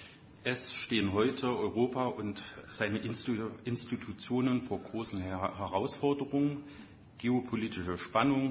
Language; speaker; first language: German; native; German